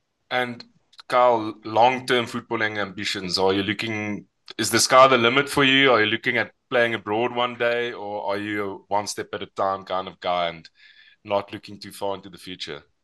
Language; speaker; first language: English; non-native, local second language; Afrikaans